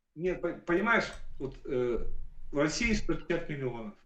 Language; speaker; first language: Russian; native; Russian